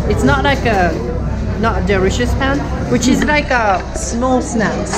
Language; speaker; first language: English; non-native, fluent; Japanese